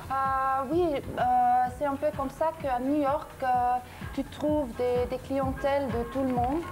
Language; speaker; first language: French; non-native, local second language; German